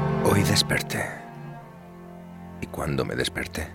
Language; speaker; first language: Spanish; native; Spanish